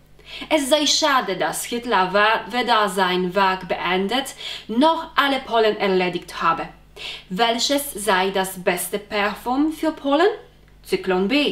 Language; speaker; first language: German; non-native, fluent; Polish